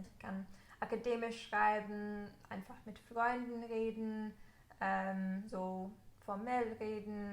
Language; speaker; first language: German; non-native, fluent; English